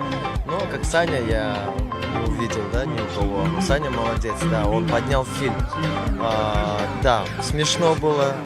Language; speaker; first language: Russian; non-native, local second language; Kyrgyz